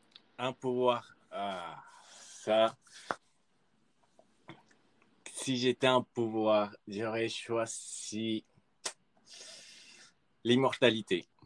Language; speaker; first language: French; early bilingual, other home language; Spanish